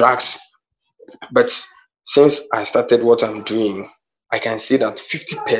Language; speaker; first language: English; non-native, local second language; Akan